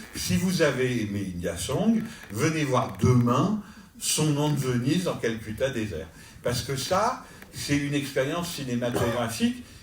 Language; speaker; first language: French; native; French